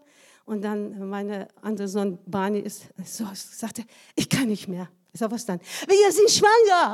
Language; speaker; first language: German; non-native, fluent; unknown